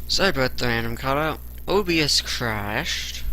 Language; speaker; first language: English; native; English